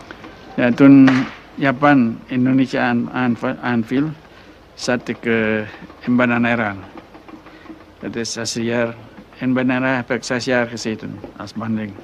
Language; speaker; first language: Dutch; non-native, local second language; Minangkabau